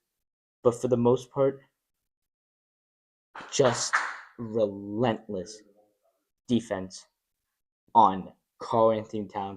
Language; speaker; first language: English; native; English